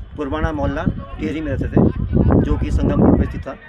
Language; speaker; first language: Hindi; native; Hindi